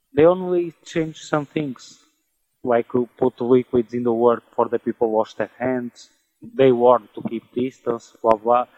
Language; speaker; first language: English; non-native, learner; Portuguese